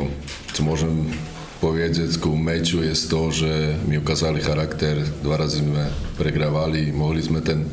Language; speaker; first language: Polish; non-native, learner; Slovak